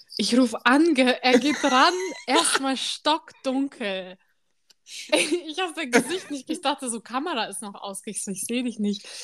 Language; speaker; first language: German; early bilingual, other home language; Turkish